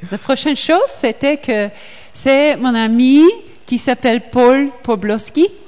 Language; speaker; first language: French; non-native, learner; English